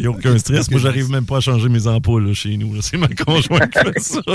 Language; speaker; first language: French; native; French